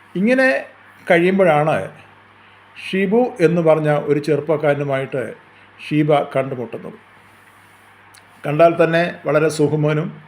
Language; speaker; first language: Malayalam; native; Malayalam